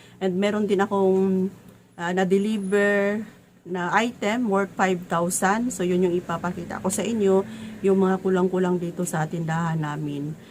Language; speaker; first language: Filipino; native; Filipino